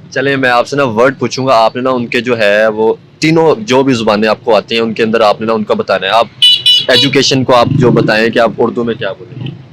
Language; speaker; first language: Urdu; non-native, local second language; Punjabi